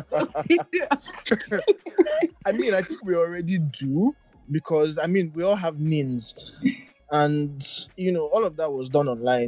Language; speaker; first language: English; non-native, local second language; Yoruba